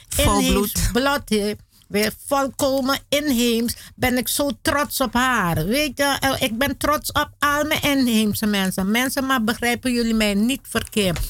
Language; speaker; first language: Dutch; non-native, learner; Spanish